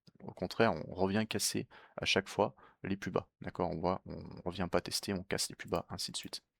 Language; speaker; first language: French; native; French